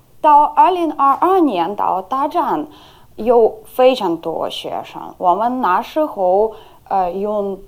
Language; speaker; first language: Chinese; non-native, fluent; Ukrainian